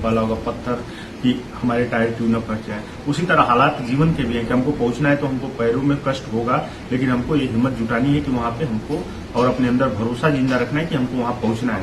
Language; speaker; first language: Hindi; native; Hindi